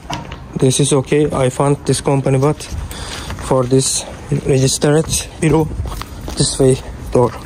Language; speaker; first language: English; non-native, learner; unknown